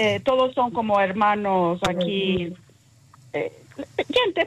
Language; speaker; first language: Spanish; early bilingual, heritage; Ladino